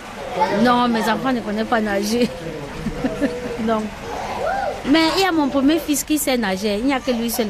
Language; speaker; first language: French; non-native, learner; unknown